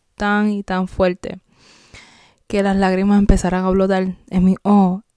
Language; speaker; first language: Spanish; native; Spanish